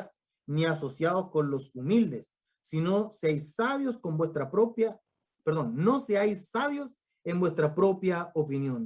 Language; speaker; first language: Spanish; native; Spanish